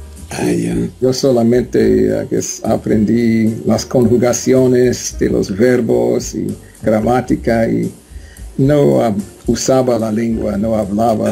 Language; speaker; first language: Spanish; non-native, learner; English